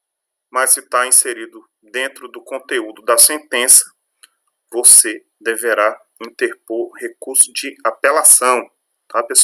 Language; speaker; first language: Portuguese; native; Portuguese